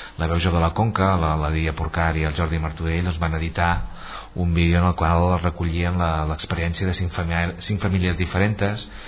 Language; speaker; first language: Catalan; native; Catalan